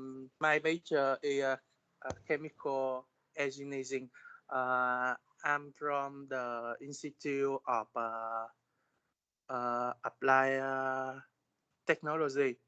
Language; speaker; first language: English; non-native, learner; Vietnamese